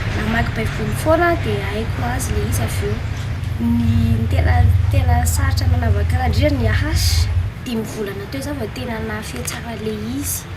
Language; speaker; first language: Malagasy; native; Malagasy